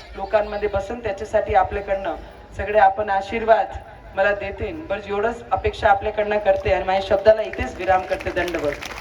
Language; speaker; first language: Marathi; non-native, local second language; Punjabi